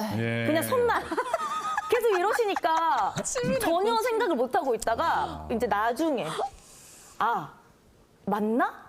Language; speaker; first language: Korean; native; Korean